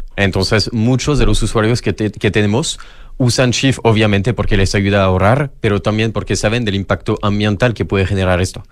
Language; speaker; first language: Spanish; non-native, fluent; French